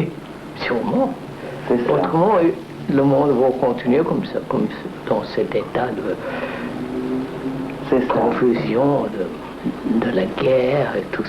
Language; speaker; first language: French; non-native, learner; Telugu